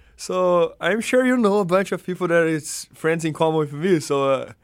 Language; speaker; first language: English; non-native, fluent; Portuguese